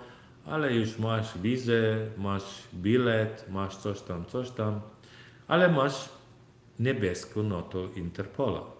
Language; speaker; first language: Polish; non-native, learner; Turkmen